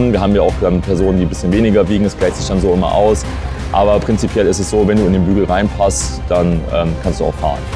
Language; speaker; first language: German; native; German